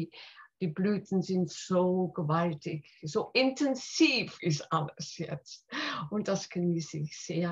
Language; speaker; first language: German; non-native, fluent; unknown